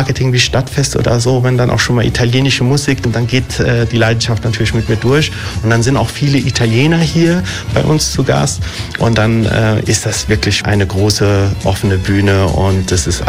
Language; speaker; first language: German; early bilingual, other home language; Italian